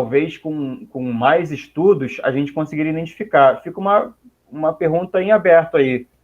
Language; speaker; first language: Portuguese; native; Portuguese